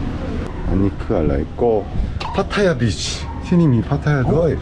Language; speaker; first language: Thai; non-native, learner; Korean